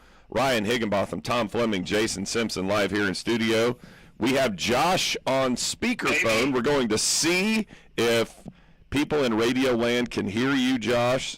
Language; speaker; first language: English; native; English